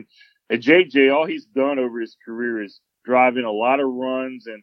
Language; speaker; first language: English; native; English